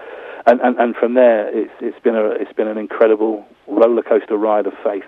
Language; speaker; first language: English; native; English